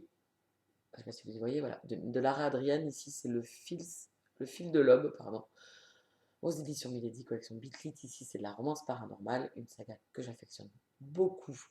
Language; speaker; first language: French; native; French